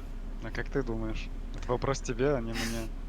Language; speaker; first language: Russian; non-native, learner; English